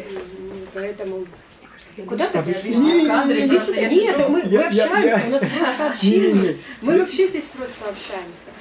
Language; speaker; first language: Russian; native; Russian